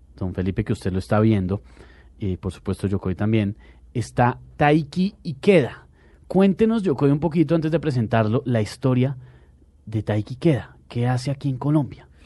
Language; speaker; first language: Spanish; native; Spanish